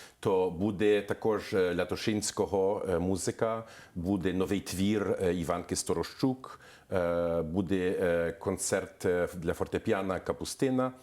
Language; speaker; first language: Ukrainian; early bilingual, heritage; Ukrainian